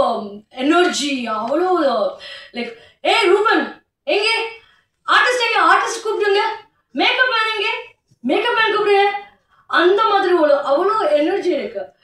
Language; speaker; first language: Tamil; non-native, learner; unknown